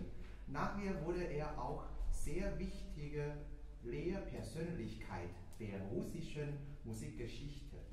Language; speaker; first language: German; non-native, fluent; Chinese